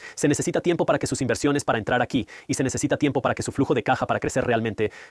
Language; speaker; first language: Spanish; non-native, fluent; Punjabi